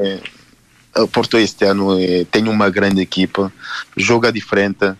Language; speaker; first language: Portuguese; non-native, fluent; Haitian Creole